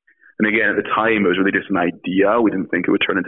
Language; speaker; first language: English; native; English